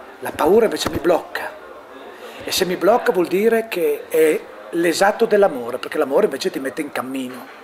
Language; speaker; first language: Italian; non-native, local second language; Friulian